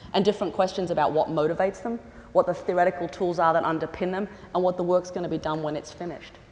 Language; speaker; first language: English; native; English